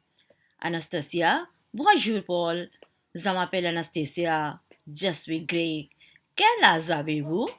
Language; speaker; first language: French; non-native, fluent; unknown